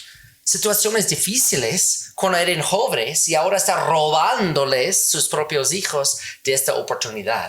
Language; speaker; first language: Spanish; non-native, learner; English